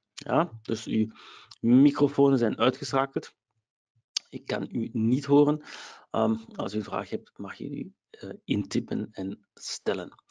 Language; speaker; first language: Dutch; non-native, local second language; German